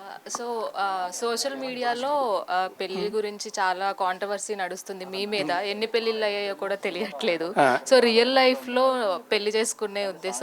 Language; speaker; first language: Telugu; non-native, learner; Kannada